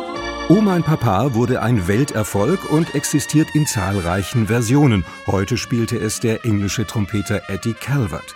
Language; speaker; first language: German; native; German